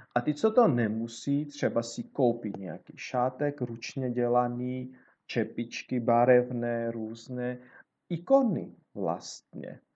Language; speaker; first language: Czech; non-native, fluent; Georgian